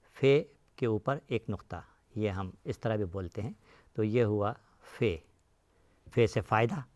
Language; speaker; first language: Hindi; native; Hindi